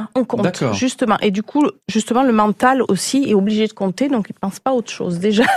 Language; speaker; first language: French; native; French